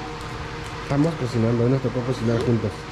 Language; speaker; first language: Spanish; native; Spanish